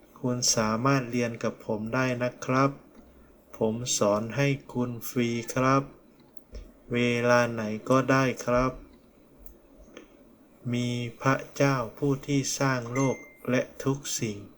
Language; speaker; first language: Thai; non-native, fluent; Korean